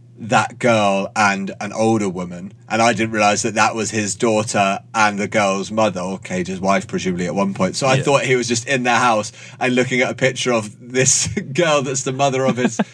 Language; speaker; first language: English; native; English